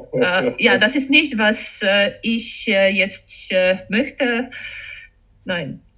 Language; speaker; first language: German; non-native, fluent; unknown